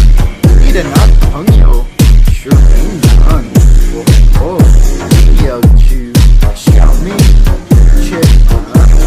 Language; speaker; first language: Chinese; non-native, learner; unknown